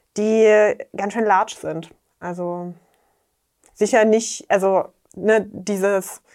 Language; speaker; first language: German; native; German